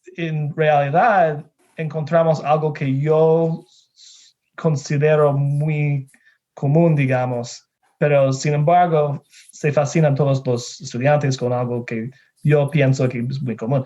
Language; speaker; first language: Spanish; non-native, fluent; English